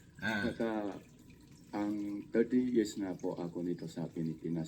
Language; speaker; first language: Filipino; non-native, local second language; Chinese